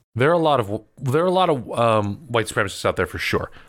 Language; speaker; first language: English; early bilingual, other home language; Filipino